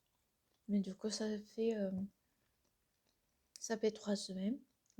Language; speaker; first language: French; non-native, learner; Korean